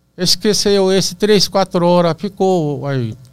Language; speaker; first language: Portuguese; non-native, learner; Korean